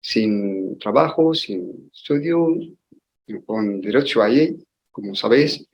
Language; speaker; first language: Spanish; non-native, learner; Arabic